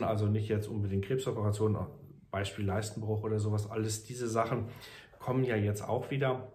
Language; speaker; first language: German; native; German